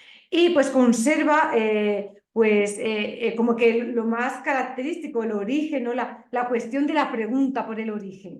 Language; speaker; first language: Spanish; native; Spanish